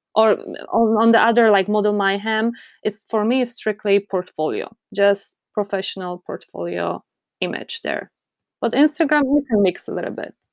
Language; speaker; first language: English; non-native, fluent; Polish